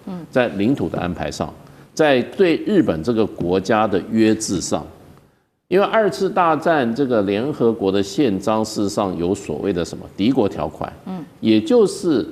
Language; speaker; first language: Chinese; native; Chinese